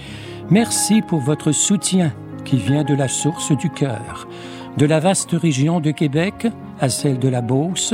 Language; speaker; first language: French; native; French